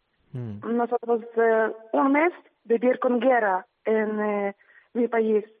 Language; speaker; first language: Spanish; non-native, learner; Ukrainian